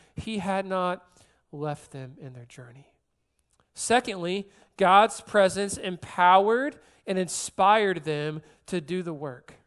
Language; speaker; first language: English; native; English